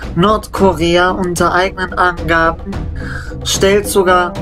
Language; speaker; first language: German; native; German